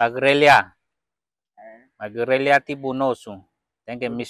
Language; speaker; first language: Portuguese; non-native, learner; Vietnamese